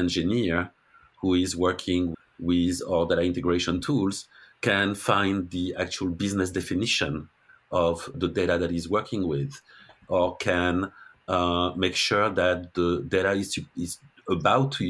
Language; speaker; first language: English; non-native, fluent; French